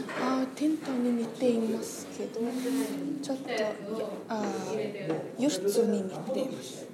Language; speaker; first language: Japanese; non-native, learner; Mongolian